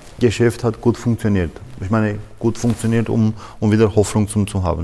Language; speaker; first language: German; non-native, fluent; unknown